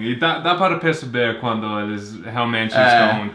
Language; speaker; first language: Portuguese; non-native, fluent; English